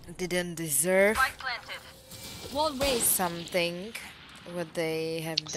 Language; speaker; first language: English; non-native, fluent; Czech